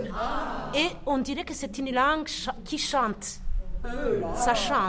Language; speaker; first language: French; non-native, local second language; Kinyarwanda